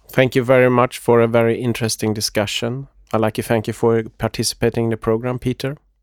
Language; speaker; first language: English; non-native, fluent; Swedish